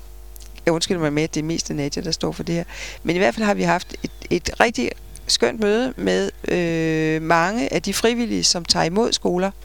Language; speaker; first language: Danish; native; Danish